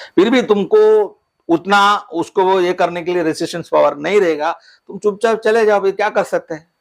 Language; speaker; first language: Hindi; non-native, local second language; Tamil